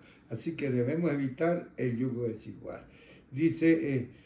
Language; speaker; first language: Spanish; native; Spanish